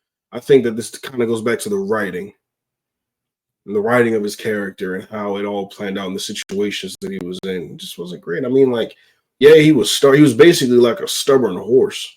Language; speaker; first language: English; native; English